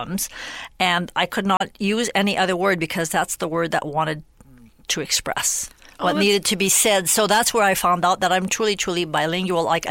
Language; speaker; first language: English; non-native, fluent; French